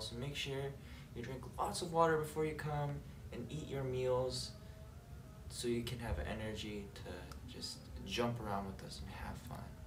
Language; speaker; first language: English; early bilingual, other home language; Korean